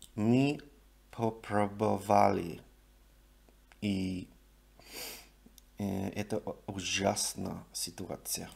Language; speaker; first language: Russian; non-native, learner; English